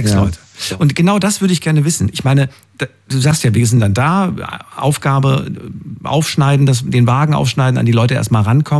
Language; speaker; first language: German; native; German